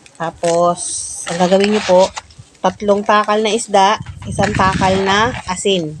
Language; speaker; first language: Filipino; native; Filipino